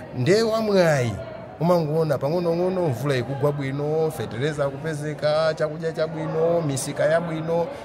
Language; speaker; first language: Nyanja; native; Nyanja